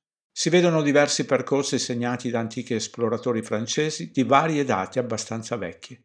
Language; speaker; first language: Italian; native; Italian